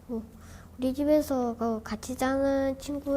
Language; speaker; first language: Korean; early bilingual, other home language; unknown